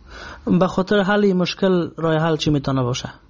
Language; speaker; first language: Persian; native; Persian